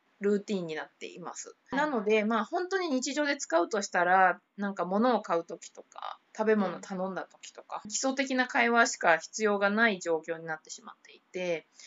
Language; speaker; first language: Japanese; native; Japanese